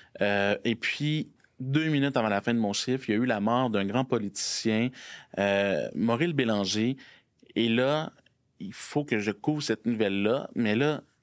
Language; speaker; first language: French; native; French